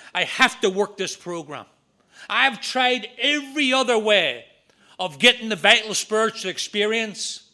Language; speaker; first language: English; native; English